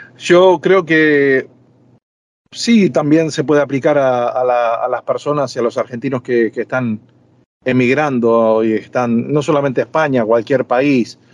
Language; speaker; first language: Spanish; native; Spanish